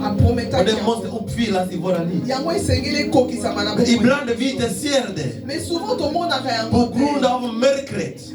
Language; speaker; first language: Swedish; non-native, fluent; Lingala